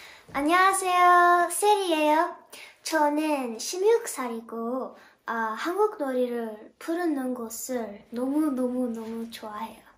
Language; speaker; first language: Korean; non-native, learner; English